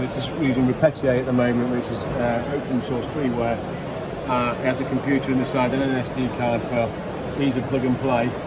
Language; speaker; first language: English; native; English